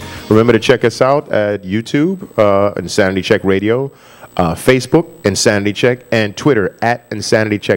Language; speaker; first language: English; native; English